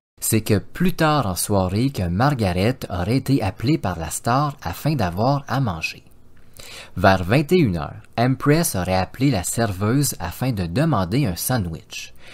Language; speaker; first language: French; native; French